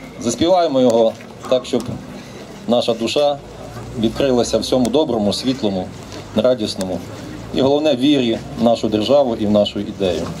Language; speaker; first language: Ukrainian; native; Ukrainian